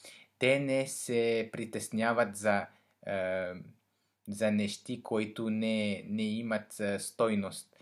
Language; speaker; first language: Bulgarian; non-native, learner; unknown